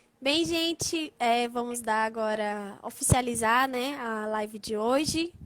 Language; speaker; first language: Portuguese; native; Portuguese